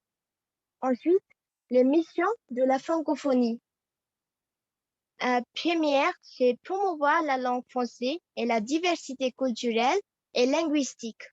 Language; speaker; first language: French; non-native, fluent; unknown